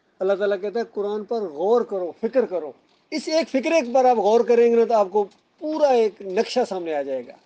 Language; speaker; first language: Urdu; non-native, local second language; Punjabi